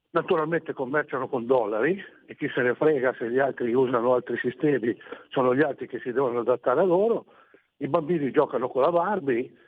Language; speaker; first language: Italian; native; Italian